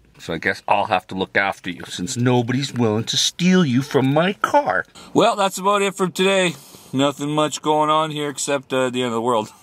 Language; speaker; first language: English; native; English